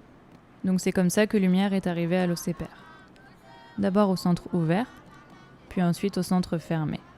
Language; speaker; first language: French; native; French